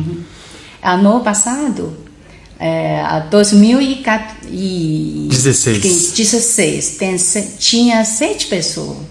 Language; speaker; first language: Portuguese; non-native, learner; Chinese